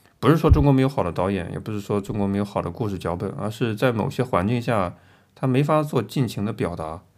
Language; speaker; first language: Chinese; native; Chinese